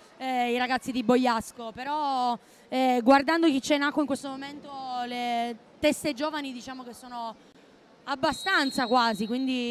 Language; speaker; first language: Italian; native; Italian